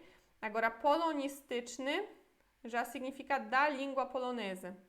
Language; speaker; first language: Portuguese; non-native, fluent; Polish